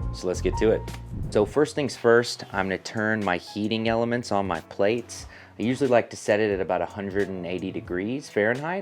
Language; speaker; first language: English; native; English